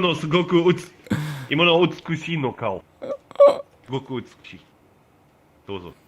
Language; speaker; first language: Japanese; non-native, learner; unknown